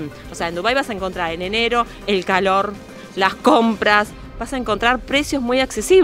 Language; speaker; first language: Spanish; native; Spanish